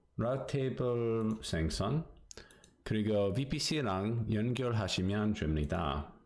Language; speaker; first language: Korean; non-native, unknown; English